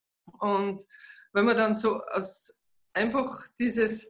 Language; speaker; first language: German; native; German